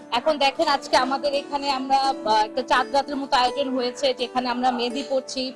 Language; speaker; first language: Bangla; native; Bangla